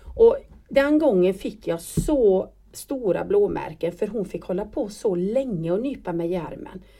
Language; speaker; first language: Swedish; native; Swedish